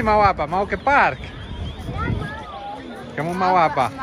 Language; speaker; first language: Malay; non-native, fluent; Catalan